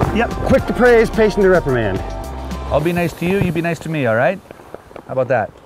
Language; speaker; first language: English; native; English